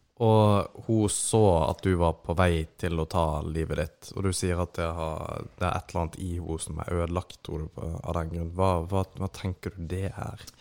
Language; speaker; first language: Norwegian; native; Norwegian